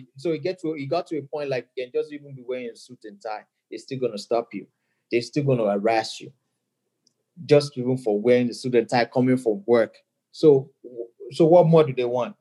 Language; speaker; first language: English; non-native, local second language; Yoruba